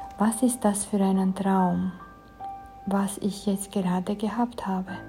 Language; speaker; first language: German; non-native, fluent; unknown